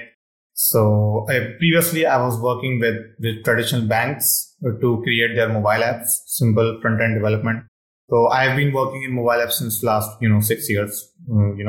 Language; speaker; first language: English; non-native, local second language; Urdu